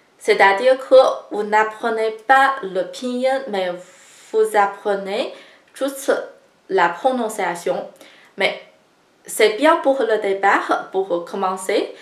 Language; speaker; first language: French; non-native, fluent; Chinese